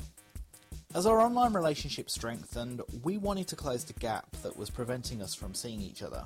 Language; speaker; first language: English; native; English